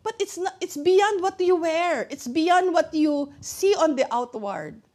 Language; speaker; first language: English; non-native, local second language; Filipino